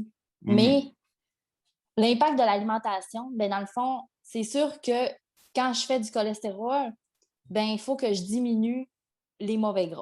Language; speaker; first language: French; native; French